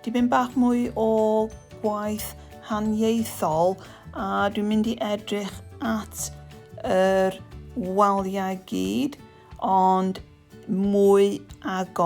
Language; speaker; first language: Welsh; non-native, learner; English